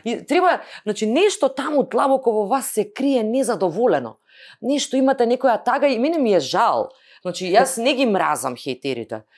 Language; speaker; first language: Macedonian; native; Macedonian